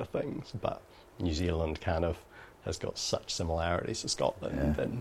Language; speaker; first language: English; native; English